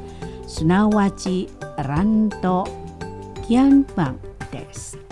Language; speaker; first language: Japanese; non-native, fluent; Indonesian